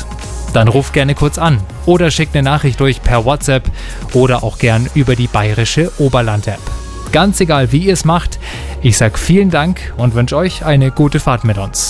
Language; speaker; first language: German; native; German